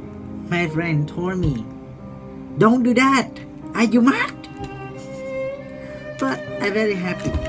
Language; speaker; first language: English; non-native, learner; Vietnamese